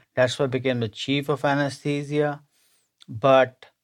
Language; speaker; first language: English; non-native, local second language; Punjabi